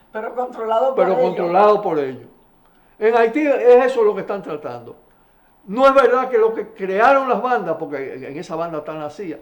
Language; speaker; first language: Spanish; native; Spanish